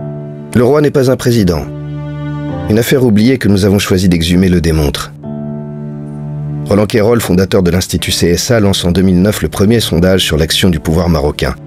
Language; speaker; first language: French; native; French